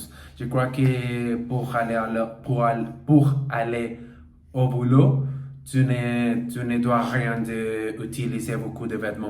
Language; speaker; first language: French; non-native, learner; Portuguese